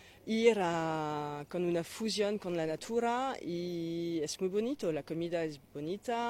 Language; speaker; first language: Spanish; non-native, fluent; French